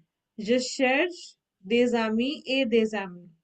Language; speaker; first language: French; non-native, learner; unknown